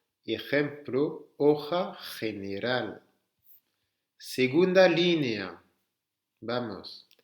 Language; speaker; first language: Spanish; non-native, fluent; French